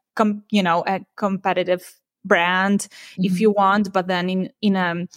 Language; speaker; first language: English; non-native, fluent; Polish